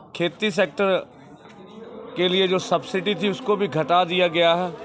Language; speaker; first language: Hindi; non-native, local second language; Punjabi